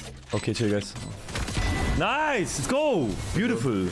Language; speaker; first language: English; non-native, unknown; German